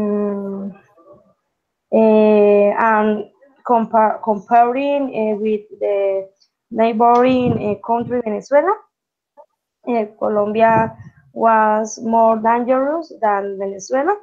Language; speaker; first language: English; non-native, learner; Spanish